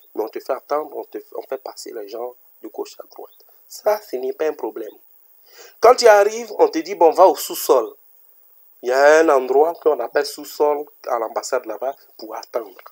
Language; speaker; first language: French; native; French